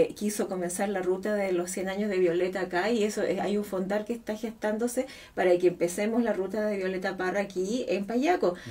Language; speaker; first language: Spanish; native; Spanish